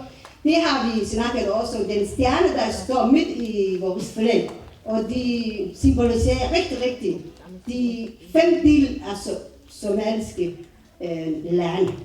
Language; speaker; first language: Danish; non-native, fluent; Somali